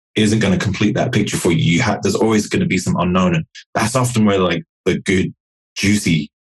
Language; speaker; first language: English; native; English